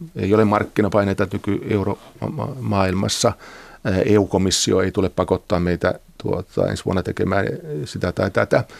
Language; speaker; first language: Finnish; native; Finnish